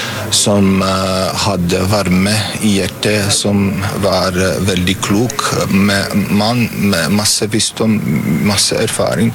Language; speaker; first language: Norwegian; non-native, fluent; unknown